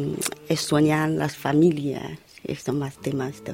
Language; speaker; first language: Spanish; non-native, learner; Chinese